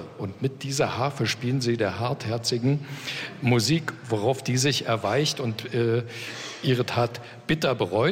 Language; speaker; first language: German; native; German